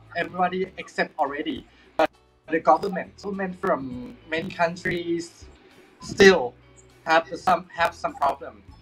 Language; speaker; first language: English; non-native, fluent; Thai